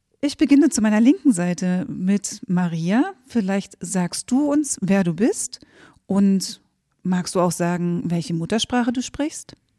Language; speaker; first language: German; native; German